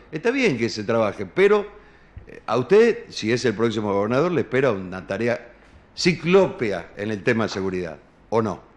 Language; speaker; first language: Spanish; native; Spanish